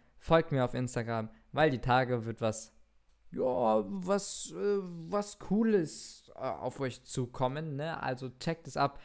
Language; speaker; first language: German; early bilingual, other home language; Turkish